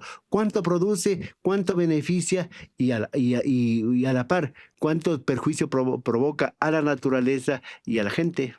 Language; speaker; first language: Spanish; native; Spanish